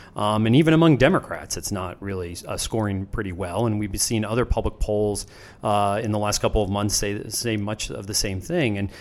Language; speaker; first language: English; native; English